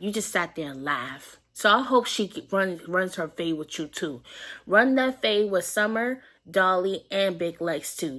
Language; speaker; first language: English; native; English